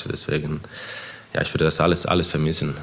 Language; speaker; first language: German; non-native, fluent; Croatian